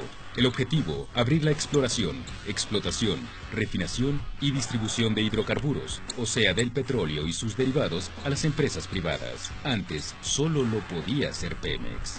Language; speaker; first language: Spanish; native; Spanish